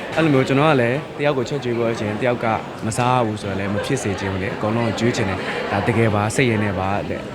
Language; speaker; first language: Burmese; native; Burmese